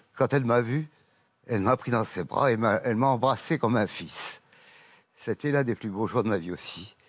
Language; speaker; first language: French; native; French